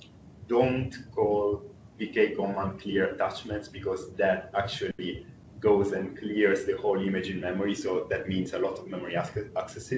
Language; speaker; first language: English; non-native, fluent; Italian